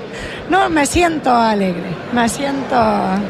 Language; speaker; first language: Spanish; non-native, fluent; English